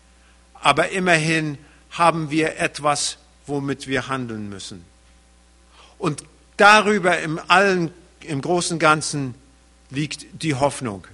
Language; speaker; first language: German; early bilingual, heritage; German